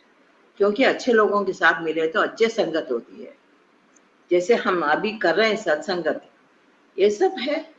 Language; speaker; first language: Hindi; non-native, local second language; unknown